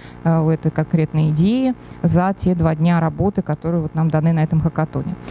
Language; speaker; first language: Russian; native; Russian